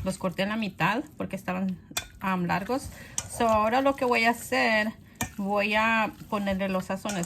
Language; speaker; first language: Spanish; early bilingual, other home language; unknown